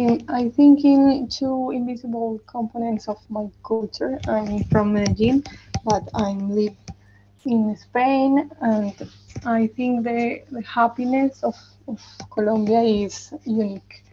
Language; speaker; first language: English; non-native, learner; Spanish